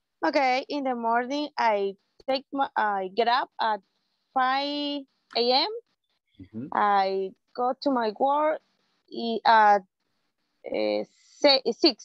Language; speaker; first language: English; non-native, learner; Spanish